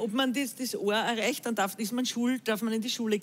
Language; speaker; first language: German; native; German